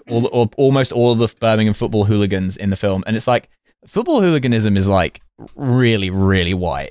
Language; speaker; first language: English; native; English